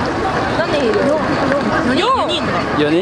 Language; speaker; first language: Japanese; native; Japanese